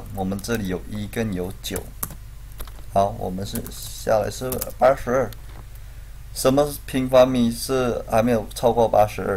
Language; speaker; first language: Chinese; non-native, fluent; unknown